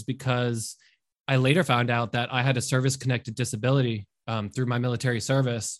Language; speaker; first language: English; native; English